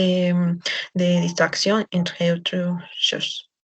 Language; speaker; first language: French; non-native, learner; Spanish